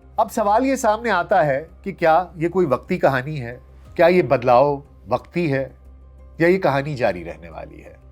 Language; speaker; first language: Urdu; native; Urdu